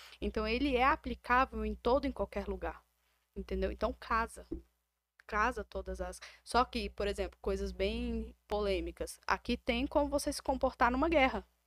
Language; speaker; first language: Portuguese; native; Portuguese